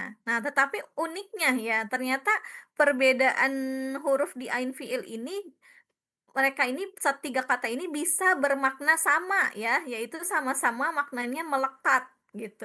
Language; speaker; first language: Indonesian; native; Indonesian